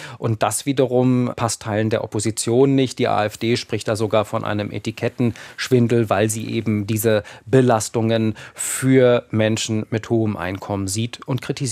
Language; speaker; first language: German; native; German